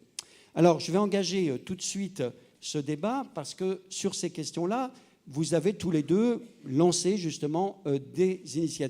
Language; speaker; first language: French; native; French